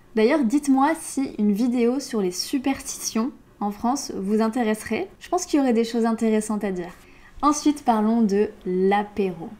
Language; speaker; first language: French; native; French